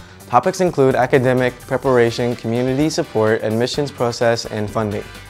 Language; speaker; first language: English; native; English